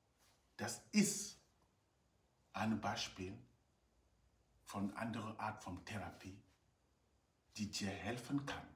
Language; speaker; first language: German; non-native, fluent; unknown